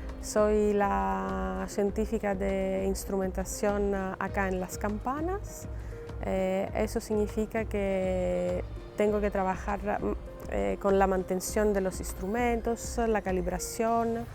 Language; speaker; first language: Spanish; non-native, fluent; Greek